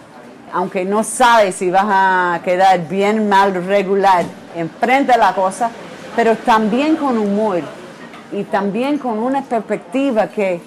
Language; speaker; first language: Spanish; non-native, fluent; English